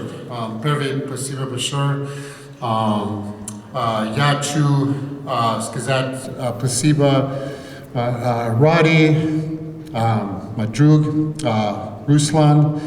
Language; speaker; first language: Russian; non-native, learner; English